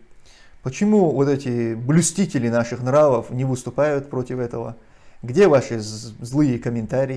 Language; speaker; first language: Russian; non-native, local second language; Chechen